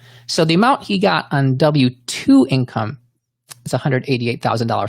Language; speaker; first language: English; native; English